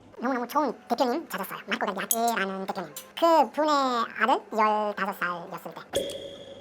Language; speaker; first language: Korean; non-native, learner; Italian